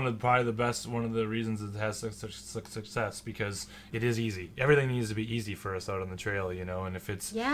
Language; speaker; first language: English; native; English